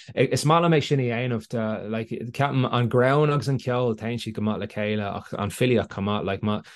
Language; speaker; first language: Irish; non-native, local second language; English